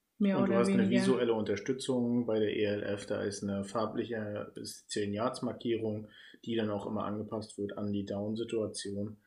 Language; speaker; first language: German; native; German